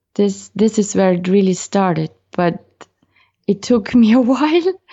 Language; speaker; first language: English; non-native, fluent; German